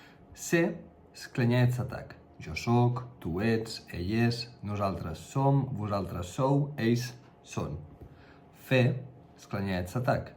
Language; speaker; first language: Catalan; non-native, fluent; Russian